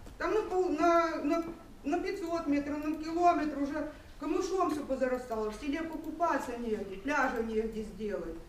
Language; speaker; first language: Russian; non-native, local second language; Ukrainian